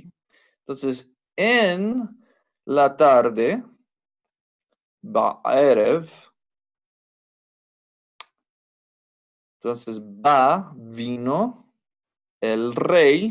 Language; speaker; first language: Spanish; non-native, fluent; English